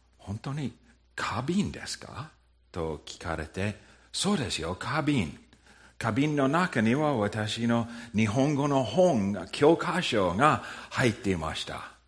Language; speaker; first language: Japanese; non-native, fluent; English